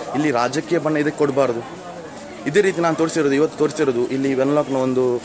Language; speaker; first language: Kannada; non-native, local second language; Tulu